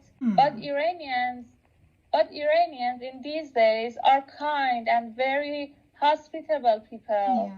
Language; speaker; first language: English; non-native, local second language; Persian